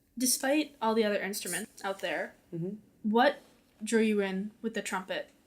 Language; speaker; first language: English; native; English